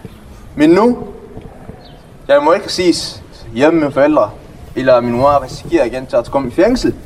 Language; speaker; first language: Danish; non-native, learner; Tigrinya